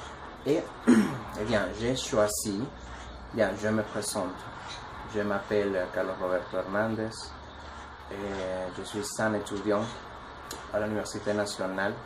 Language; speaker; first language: French; non-native, learner; Spanish